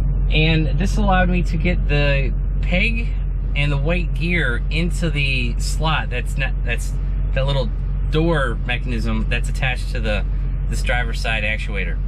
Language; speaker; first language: English; native; English